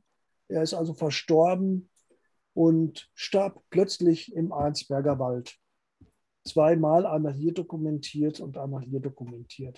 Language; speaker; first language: German; native; German